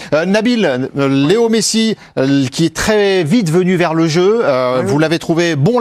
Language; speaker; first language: French; native; French